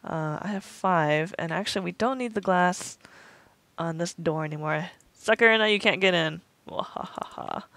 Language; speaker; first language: English; native; English